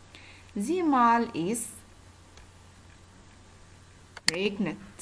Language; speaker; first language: German; non-native, fluent; Arabic